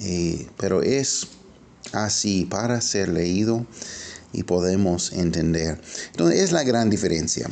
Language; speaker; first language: Spanish; non-native, fluent; English